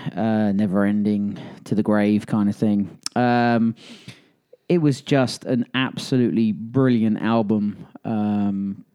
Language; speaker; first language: English; native; English